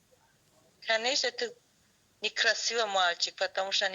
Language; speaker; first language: Russian; non-native, learner; Tajik